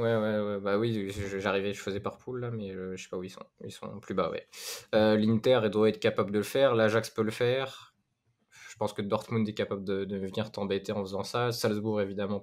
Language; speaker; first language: French; native; French